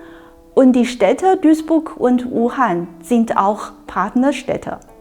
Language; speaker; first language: German; non-native, fluent; Chinese